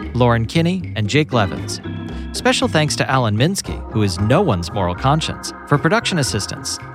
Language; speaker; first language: English; native; English